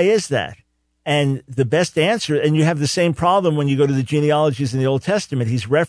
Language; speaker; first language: English; native; English